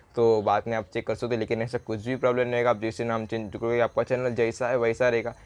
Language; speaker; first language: Hindi; non-native, local second language; Marathi